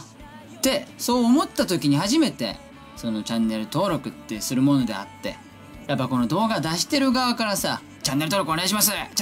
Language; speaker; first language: Japanese; native; Japanese